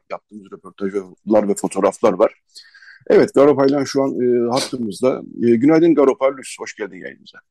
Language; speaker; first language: Turkish; native; Turkish